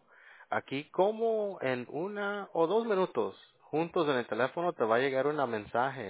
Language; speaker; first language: Spanish; early bilingual, heritage; Spanish